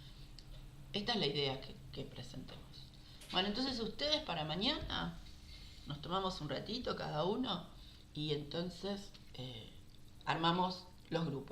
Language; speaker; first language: Spanish; native; Spanish